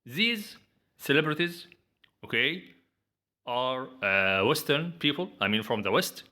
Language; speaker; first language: English; non-native, fluent; Arabic